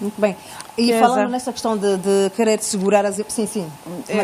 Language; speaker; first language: Portuguese; native; Portuguese